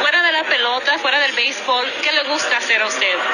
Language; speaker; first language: Spanish; native; Spanish